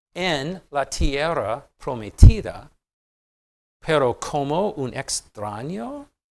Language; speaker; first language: Spanish; non-native, fluent; English